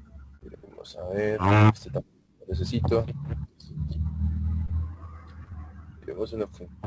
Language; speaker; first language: Spanish; native; Spanish